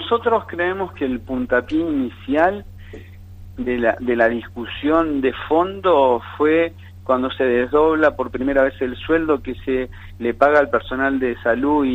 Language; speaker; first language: Spanish; native; Spanish